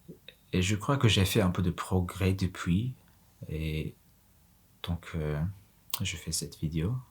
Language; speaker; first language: French; non-native, fluent; Mongolian